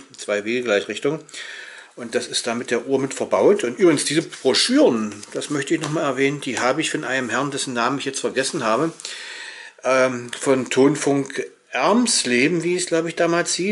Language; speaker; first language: German; native; German